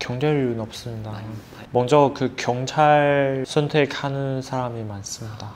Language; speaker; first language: Korean; non-native, fluent; Chinese